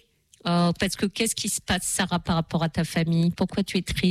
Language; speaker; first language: French; native; French